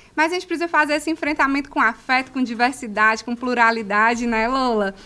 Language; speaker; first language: Portuguese; native; Portuguese